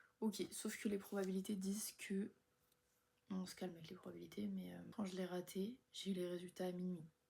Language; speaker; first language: French; native; French